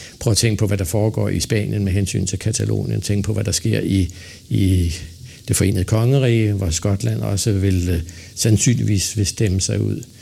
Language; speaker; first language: Danish; native; Danish